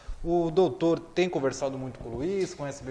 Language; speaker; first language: Portuguese; native; Portuguese